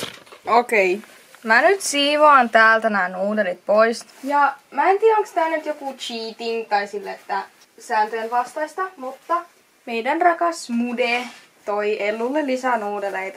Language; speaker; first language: Finnish; native; Finnish